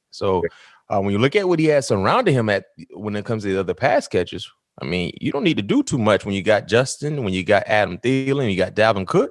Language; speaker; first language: English; native; English